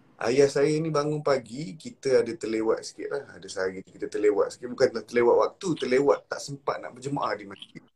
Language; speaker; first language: Malay; native; Malay